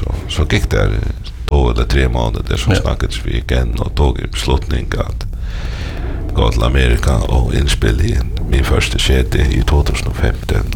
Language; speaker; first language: Danish; non-native, local second language; Faroese